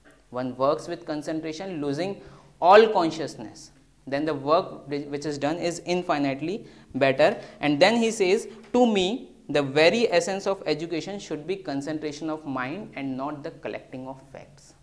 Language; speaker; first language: English; non-native, local second language; Hindi